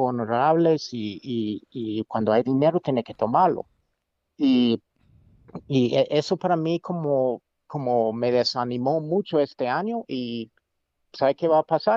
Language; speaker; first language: Spanish; non-native, fluent; English